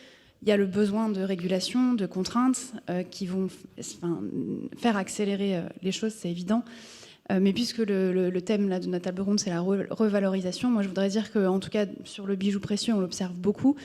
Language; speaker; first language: French; native; French